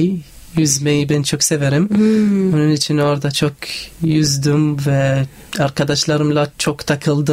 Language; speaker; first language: Turkish; non-native, learner; Arabic